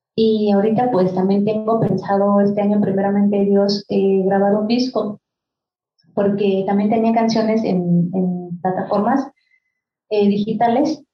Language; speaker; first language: Spanish; non-native, local second language; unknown